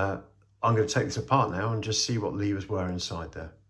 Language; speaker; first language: English; native; English